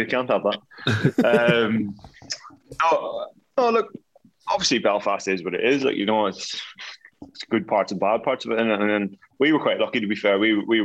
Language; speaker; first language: English; native; English